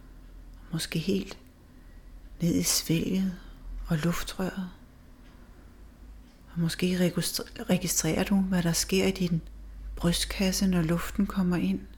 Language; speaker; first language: Danish; native; Danish